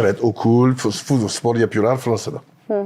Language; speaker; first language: Turkish; non-native, learner; French